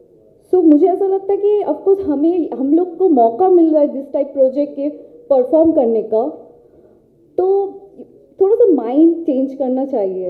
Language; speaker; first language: Hindi; non-native, local second language; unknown